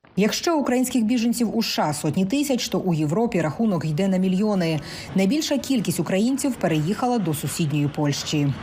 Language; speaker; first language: Ukrainian; native; Ukrainian